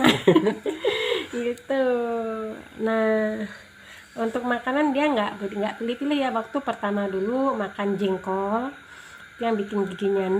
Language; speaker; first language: Indonesian; native; Indonesian